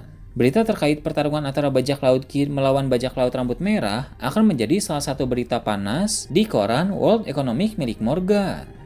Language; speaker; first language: Indonesian; native; Indonesian